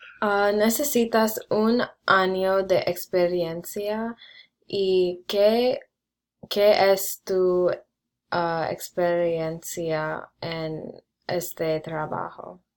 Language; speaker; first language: Spanish; non-native, learner; English